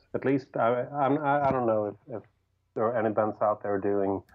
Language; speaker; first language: English; non-native, fluent; Swedish